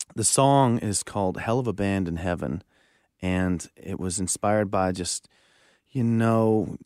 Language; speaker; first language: English; native; English